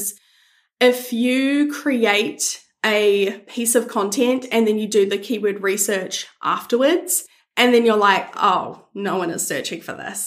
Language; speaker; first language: English; native; English